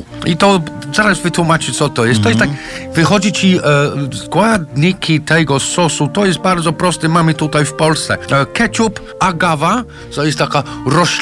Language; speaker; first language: Polish; non-native, learner; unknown